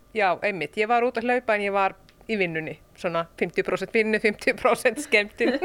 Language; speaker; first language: Icelandic; non-native, fluent; Finnish